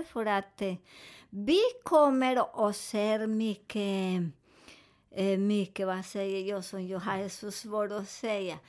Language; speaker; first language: Swedish; non-native, learner; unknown